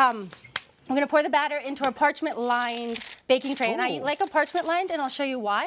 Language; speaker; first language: English; native; English